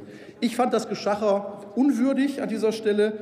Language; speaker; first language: German; native; German